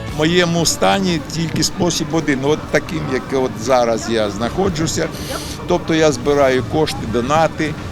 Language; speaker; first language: Ukrainian; native; Ukrainian